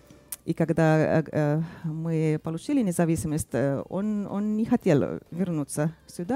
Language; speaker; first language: Russian; non-native, fluent; Finnish